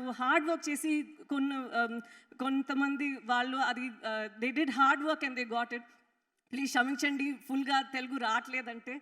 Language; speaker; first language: Telugu; non-native, fluent; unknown